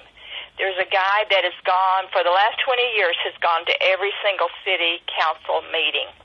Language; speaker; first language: English; native; English